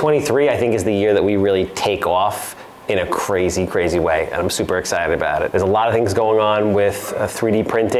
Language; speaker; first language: English; native; English